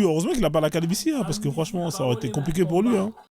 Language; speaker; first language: French; native; French